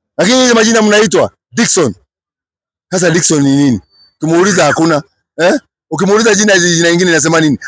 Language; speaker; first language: Swahili; non-native, local second language; Kikuyu